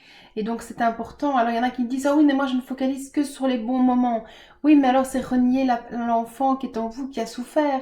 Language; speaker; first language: French; native; French